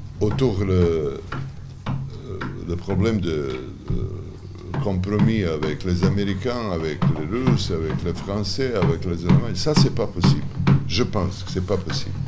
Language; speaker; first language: French; non-native, learner; Serbian